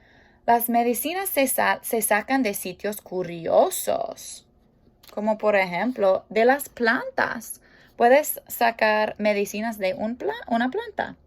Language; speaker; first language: Spanish; non-native, fluent; English